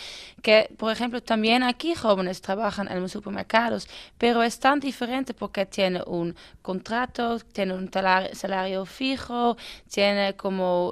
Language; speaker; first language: Spanish; non-native, learner; Dutch